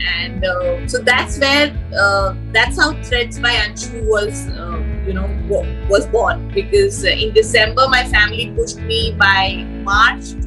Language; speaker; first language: English; non-native, local second language; Hindi